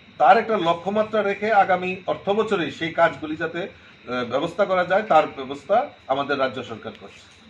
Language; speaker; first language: Bangla; native; Bangla